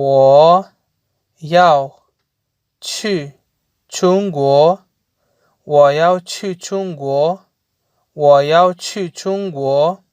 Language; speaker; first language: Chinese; non-native, learner; Urdu